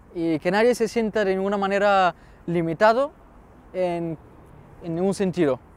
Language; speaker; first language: Spanish; non-native, fluent; Bulgarian